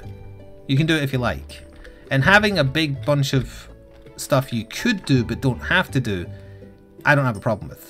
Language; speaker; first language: English; native; English